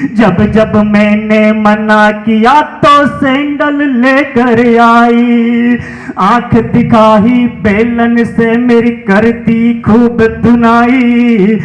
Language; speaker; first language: Hindi; native; Hindi